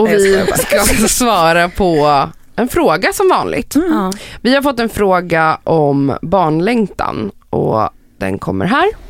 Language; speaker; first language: Swedish; native; Swedish